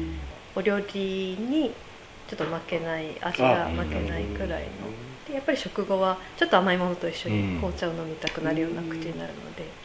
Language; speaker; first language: Japanese; native; Japanese